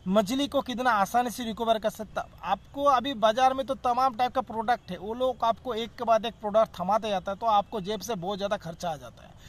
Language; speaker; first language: Hindi; non-native, local second language; Bangla